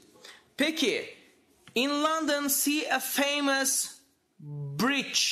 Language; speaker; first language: English; non-native, fluent; Turkish